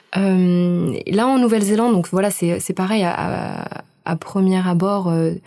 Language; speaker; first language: French; native; French